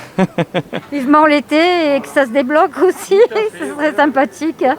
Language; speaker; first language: French; native; French